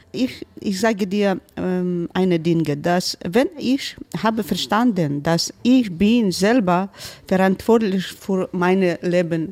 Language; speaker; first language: German; non-native, learner; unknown